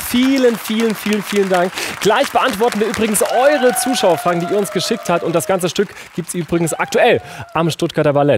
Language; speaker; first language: German; native; German